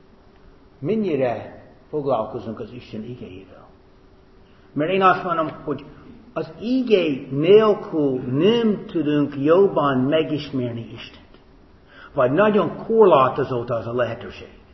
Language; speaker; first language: Hungarian; non-native, fluent; English